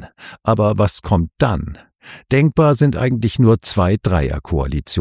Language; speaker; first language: German; native; German